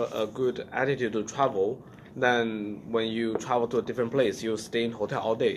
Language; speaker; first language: English; non-native, fluent; Chinese